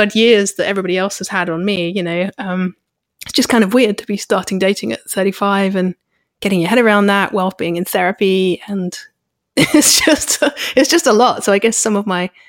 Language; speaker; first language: English; native; English